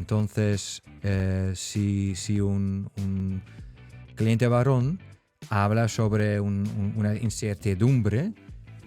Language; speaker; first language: Spanish; non-native, fluent; Dutch